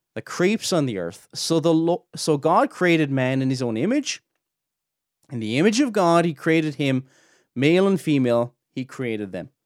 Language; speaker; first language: English; native; English